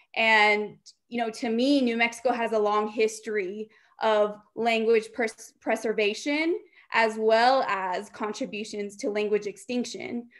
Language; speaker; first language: English; native; English